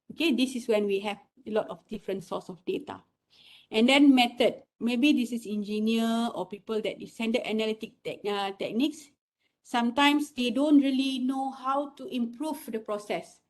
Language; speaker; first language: English; non-native, local second language; Malay